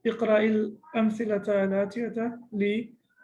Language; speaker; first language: Arabic; non-native, fluent; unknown